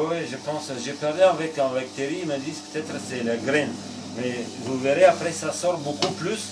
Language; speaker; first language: French; non-native, fluent; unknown